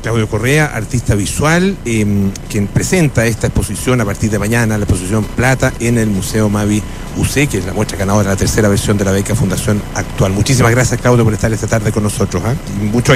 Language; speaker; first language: Spanish; native; Spanish